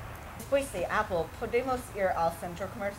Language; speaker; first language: Spanish; non-native, learner; English